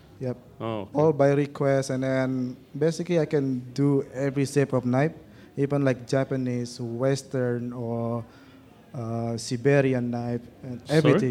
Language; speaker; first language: English; non-native, learner; Indonesian